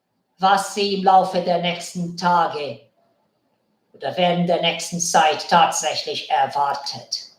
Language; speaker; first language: German; non-native, fluent; Bangla